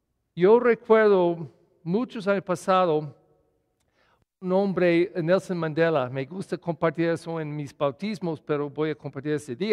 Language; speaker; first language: Spanish; non-native, fluent; English